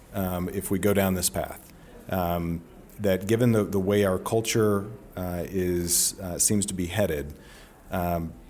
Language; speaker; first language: English; native; English